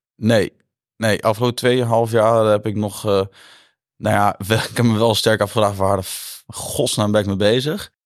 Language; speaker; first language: Dutch; native; Dutch